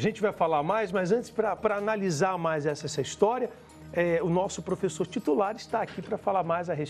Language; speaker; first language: Portuguese; native; Portuguese